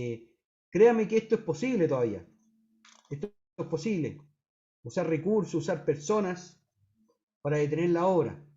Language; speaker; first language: Spanish; native; Spanish